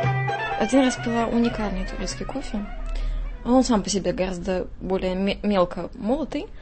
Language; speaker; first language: Russian; native; Russian